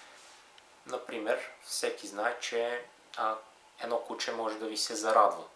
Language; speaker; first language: Bulgarian; native; Bulgarian